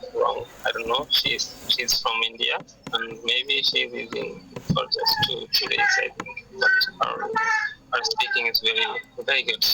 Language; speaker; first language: English; non-native, learner; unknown